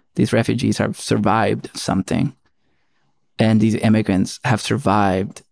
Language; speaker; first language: English; early bilingual, other home language; Spanish